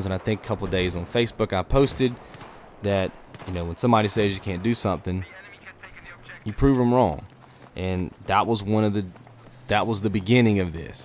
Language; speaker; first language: English; native; English